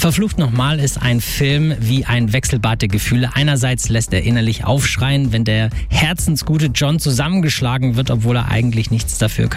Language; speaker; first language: German; native; German